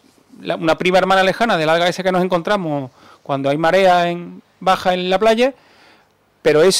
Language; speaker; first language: Spanish; native; Spanish